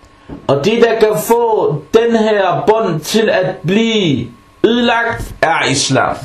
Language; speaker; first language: Danish; non-native, fluent; Arabic